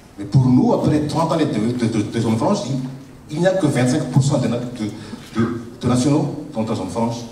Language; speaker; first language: French; non-native, local second language; Malagasy